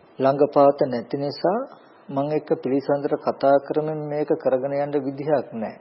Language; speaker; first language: Sinhala; native; Sinhala